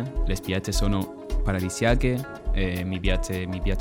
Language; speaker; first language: Italian; non-native, fluent; Spanish